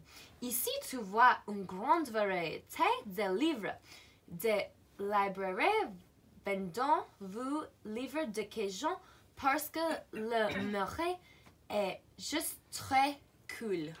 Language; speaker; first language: French; non-native, learner; English